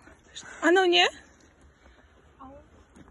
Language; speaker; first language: Turkish; non-native, learner; Kazakh